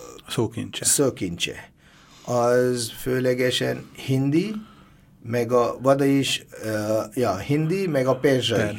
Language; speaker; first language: Hungarian; non-native, fluent; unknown